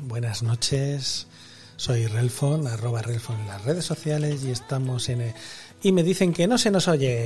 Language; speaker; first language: Spanish; native; Spanish